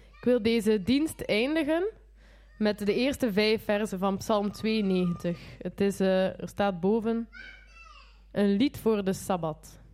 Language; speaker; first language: Dutch; native; Dutch